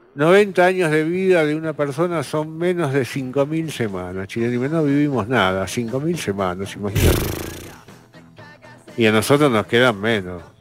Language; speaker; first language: Spanish; native; Spanish